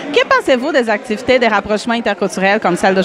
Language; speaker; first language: French; native; French